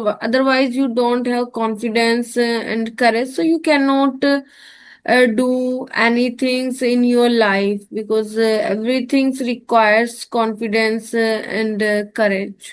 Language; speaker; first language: English; non-native, learner; Hindi